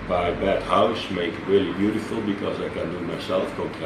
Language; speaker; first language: English; non-native, learner; Dutch